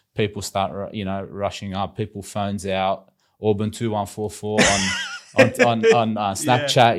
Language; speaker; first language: English; native; English